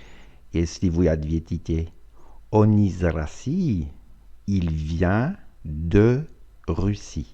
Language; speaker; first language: Russian; non-native, fluent; French